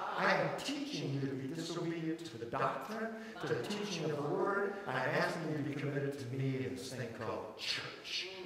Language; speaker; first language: English; early bilingual, other home language; Korean